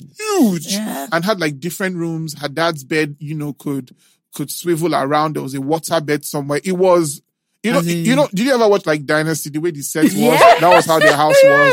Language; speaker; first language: English; non-native, local second language; Yoruba